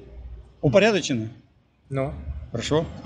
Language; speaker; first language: Russian; native; Russian